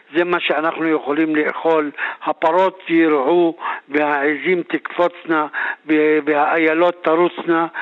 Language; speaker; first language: Hebrew; native; Hebrew